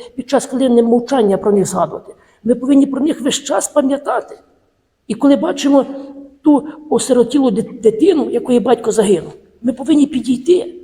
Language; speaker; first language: Ukrainian; native; Ukrainian